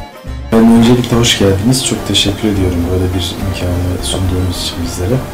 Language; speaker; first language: Turkish; native; Turkish